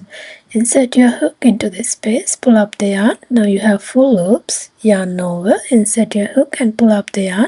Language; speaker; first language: English; non-native, fluent; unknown